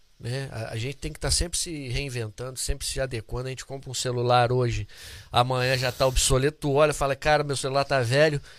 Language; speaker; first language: Portuguese; native; Portuguese